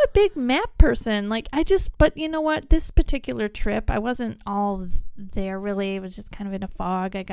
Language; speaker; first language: English; native; English